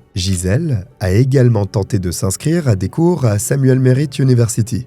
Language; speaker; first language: French; native; French